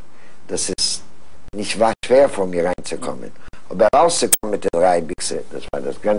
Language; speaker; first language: German; non-native, fluent; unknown